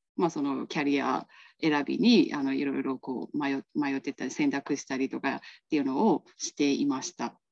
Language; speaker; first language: Japanese; non-native, fluent; Burmese